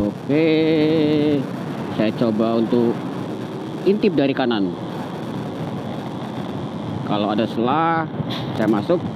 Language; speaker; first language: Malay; non-native, local second language; Javanese